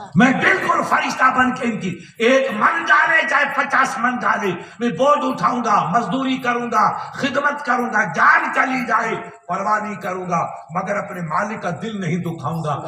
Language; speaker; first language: Urdu; non-native, local second language; Sindhi